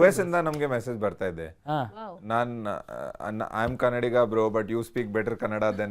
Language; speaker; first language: Kannada; non-native, local second language; Punjabi